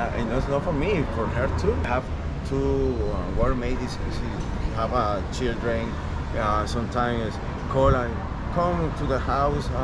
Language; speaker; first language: English; non-native, learner; Spanish